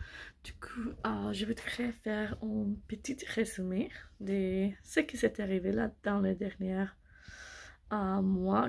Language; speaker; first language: French; non-native, learner; English